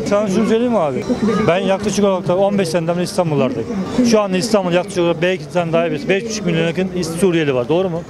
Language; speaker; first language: Turkish; native; Turkish